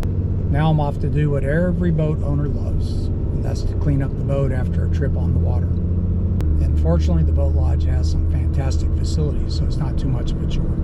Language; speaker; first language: English; native; English